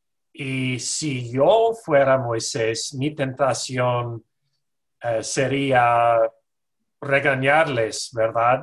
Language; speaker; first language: Spanish; non-native, fluent; English